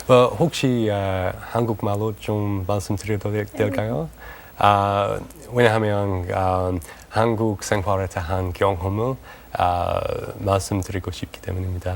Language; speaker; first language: Korean; non-native, learner; English